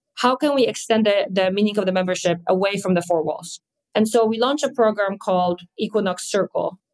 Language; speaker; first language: English; non-native, fluent; Polish